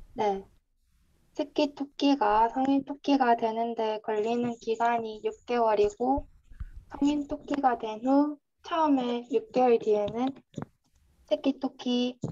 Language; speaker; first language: Korean; non-native, fluent; Vietnamese